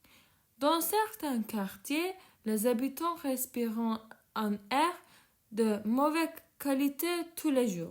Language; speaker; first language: French; non-native, learner; Turkish